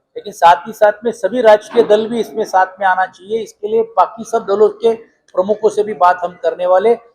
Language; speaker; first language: Hindi; non-native, local second language; Marathi